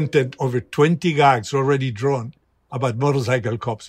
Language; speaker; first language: English; non-native, fluent; Spanish